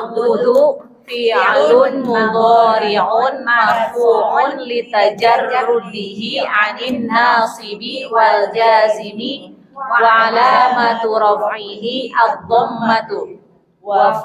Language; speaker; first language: Arabic; non-native, learner; Indonesian